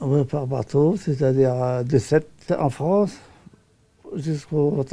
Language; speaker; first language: French; non-native, local second language; Arabic